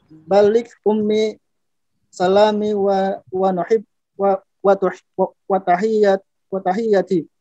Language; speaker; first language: Arabic; non-native, learner; Indonesian